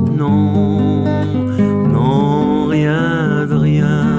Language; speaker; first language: Portuguese; non-native, fluent; Arabic